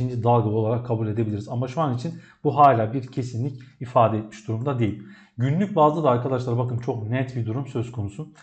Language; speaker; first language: Turkish; native; Turkish